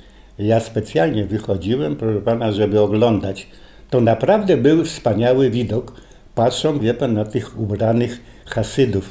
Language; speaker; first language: Polish; native; Polish